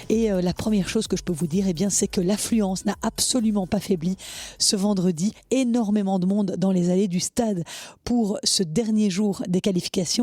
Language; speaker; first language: French; native; French